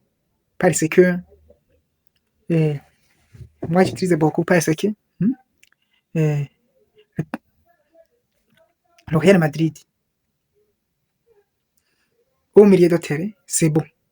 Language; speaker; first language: French; non-native, local second language; Kinyarwanda